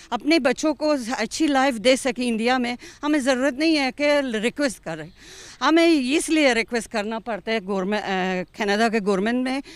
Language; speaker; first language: Hindi; non-native, fluent; Persian